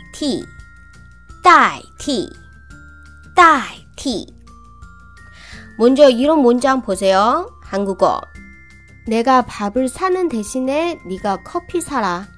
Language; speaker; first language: Korean; non-native, fluent; Chinese